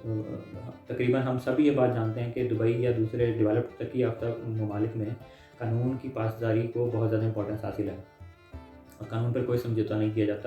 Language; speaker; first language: Urdu; native; Urdu